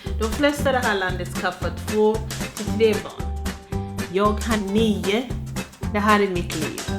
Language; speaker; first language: Swedish; non-native, fluent; Ganda